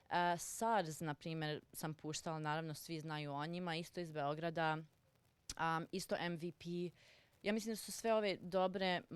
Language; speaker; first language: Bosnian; early bilingual, heritage; Serbian